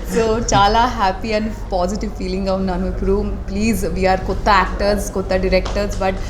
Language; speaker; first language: Telugu; non-native, local second language; Bangla